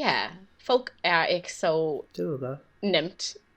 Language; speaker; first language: Danish; non-native, learner; English